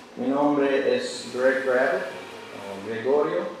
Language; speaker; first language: Spanish; non-native, learner; English